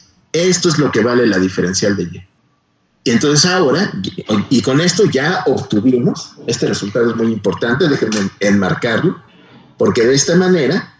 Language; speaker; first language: Spanish; native; Spanish